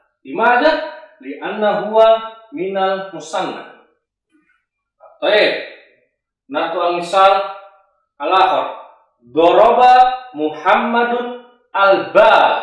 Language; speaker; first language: Arabic; non-native, fluent; Indonesian